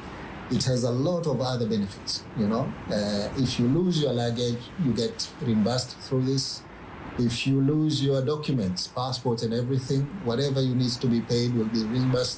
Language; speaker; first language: English; non-native, local second language; Swahili